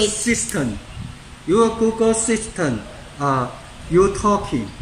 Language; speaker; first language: English; non-native, learner; Chinese